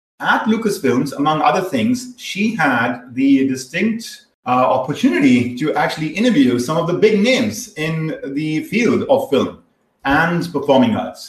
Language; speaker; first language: English; non-native, local second language; Hindi